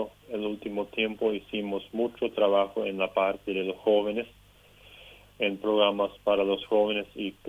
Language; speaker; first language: Spanish; non-native, local second language; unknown